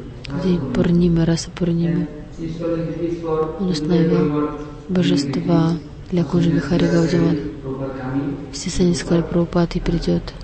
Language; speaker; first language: Russian; non-native, learner; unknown